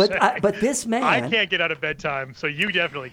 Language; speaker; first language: English; native; English